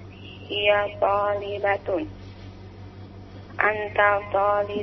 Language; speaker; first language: Arabic; non-native, learner; Indonesian